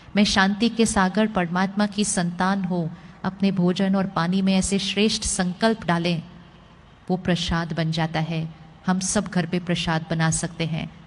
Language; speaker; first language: Hindi; native; Hindi